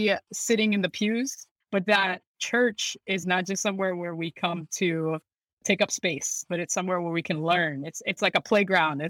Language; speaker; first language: English; native; English